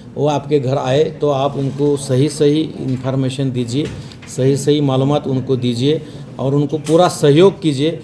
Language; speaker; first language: Hindi; non-native, local second language; Marathi